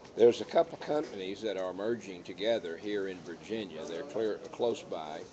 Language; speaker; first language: English; native; English